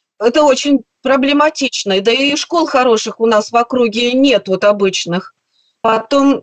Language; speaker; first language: Russian; native; Russian